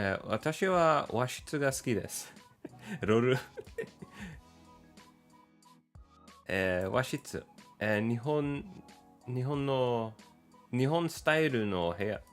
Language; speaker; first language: Japanese; non-native, learner; English